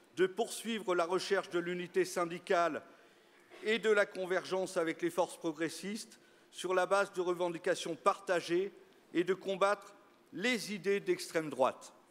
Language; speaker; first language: French; native; French